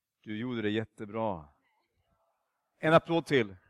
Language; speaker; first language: Swedish; native; Swedish